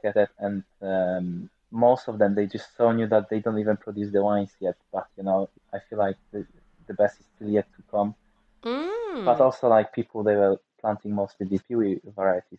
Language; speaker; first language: English; non-native, fluent; Polish